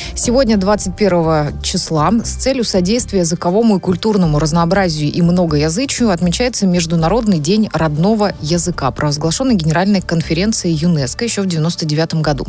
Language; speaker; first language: Russian; native; Russian